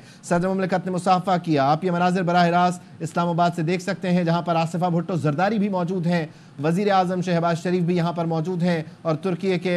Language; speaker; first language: Urdu; native; Urdu